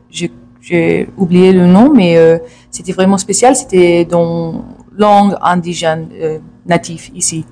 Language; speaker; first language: French; non-native, learner; English